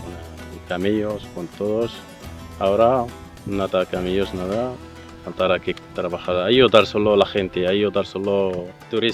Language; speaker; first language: Spanish; non-native, learner; Central Atlas Tamazight